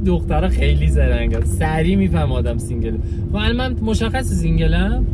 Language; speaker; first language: Persian; native; Persian